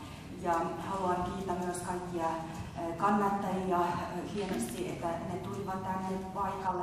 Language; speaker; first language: Finnish; non-native, fluent; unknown